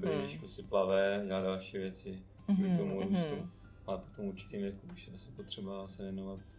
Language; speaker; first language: Czech; native; Czech